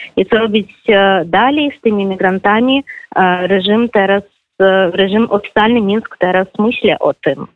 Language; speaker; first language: Polish; non-native, fluent; Belarusian